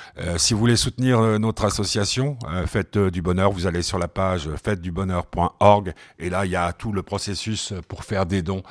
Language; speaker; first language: French; native; French